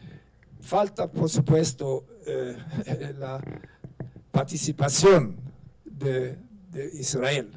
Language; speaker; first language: Spanish; non-native, fluent; Swedish